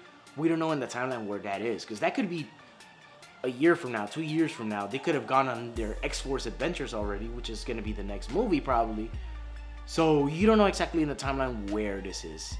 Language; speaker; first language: English; native; English